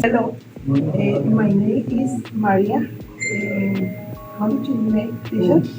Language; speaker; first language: English; non-native, learner; Spanish